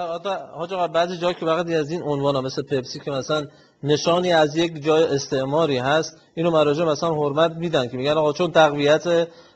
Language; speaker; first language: Persian; native; Persian